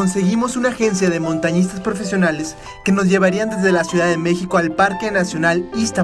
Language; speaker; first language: Spanish; native; Spanish